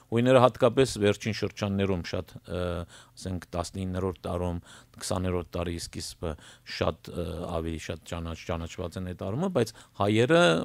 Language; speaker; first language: Armenian; early bilingual, heritage; Armenian